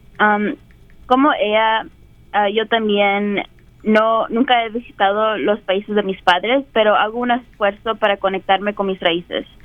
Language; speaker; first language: Spanish; early bilingual, heritage; Spanish